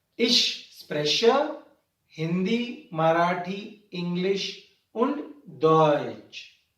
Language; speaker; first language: German; non-native, fluent; Marathi